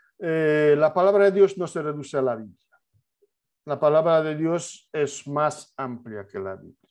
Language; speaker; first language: Spanish; non-native, fluent; Polish